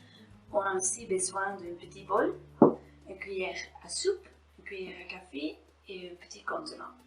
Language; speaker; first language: French; non-native, fluent; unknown